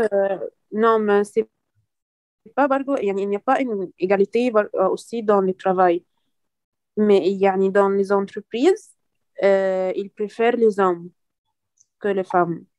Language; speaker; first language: French; non-native, learner; Arabic